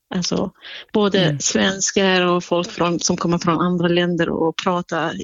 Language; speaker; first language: Swedish; non-native, fluent; Kurdish